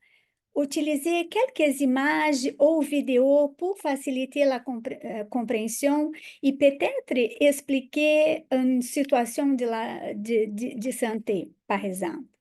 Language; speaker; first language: French; non-native, fluent; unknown